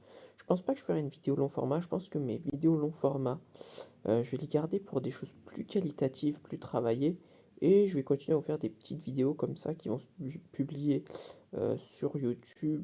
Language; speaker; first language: French; native; French